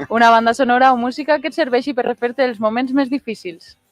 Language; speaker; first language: Catalan; native; Catalan